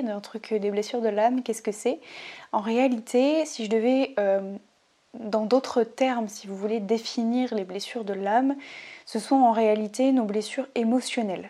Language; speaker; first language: French; native; French